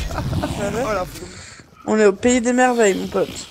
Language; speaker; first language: French; native; French